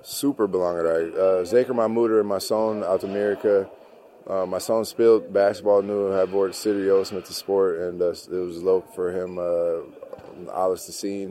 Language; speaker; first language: Dutch; non-native, learner; English